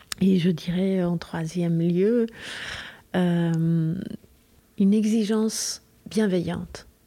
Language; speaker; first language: French; non-native, fluent; Spanish